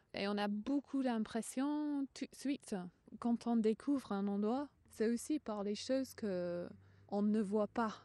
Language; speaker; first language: French; non-native, fluent; English